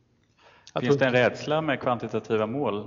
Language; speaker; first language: Swedish; native; Swedish